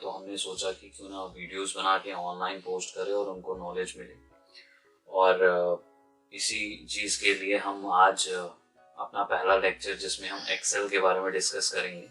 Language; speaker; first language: Urdu; non-native, local second language; Kashmiri